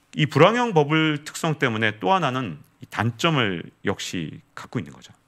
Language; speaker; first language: Korean; native; Korean